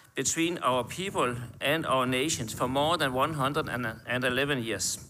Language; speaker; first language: English; non-native, fluent; Danish